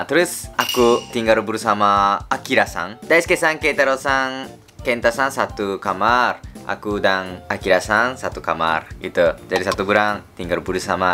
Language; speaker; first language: Indonesian; non-native, fluent; Japanese